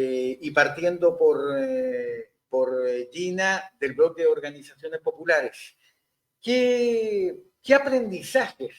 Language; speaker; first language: Spanish; native; Spanish